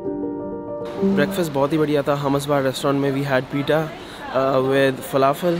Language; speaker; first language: Hindi; native; Hindi